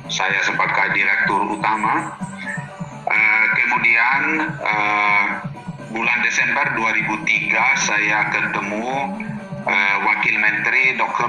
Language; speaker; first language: Indonesian; non-native, fluent; Finnish